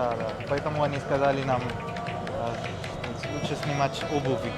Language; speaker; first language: Russian; non-native, learner; Hindi